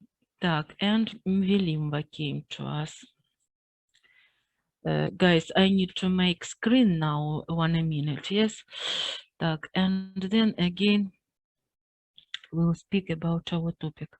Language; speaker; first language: English; non-native, fluent; Russian